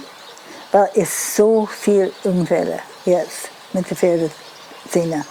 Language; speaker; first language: German; non-native, learner; English